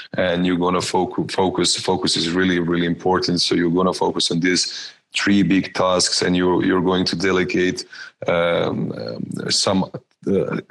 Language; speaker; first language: English; non-native, fluent; Croatian